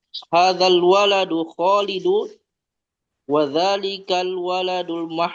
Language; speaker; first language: Arabic; non-native, learner; Indonesian